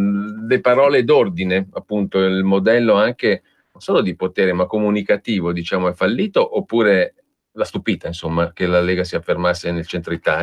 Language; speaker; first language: Italian; native; Italian